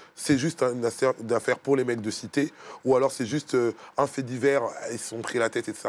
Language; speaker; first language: French; native; French